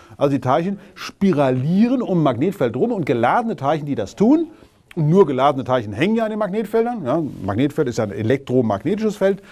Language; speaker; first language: German; native; German